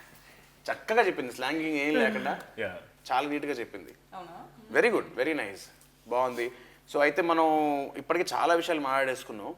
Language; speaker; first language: Telugu; native; Telugu